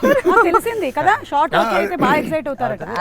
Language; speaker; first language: Telugu; native; Telugu